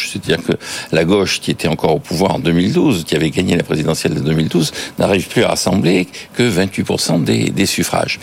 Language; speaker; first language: French; native; French